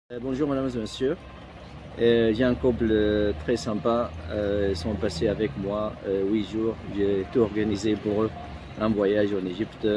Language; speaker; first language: French; non-native, fluent; Arabic